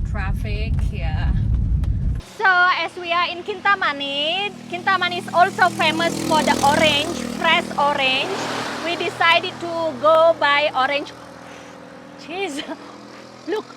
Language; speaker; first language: English; non-native, learner; Indonesian